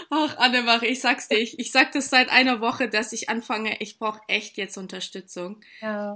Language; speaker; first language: German; early bilingual, other home language; Portuguese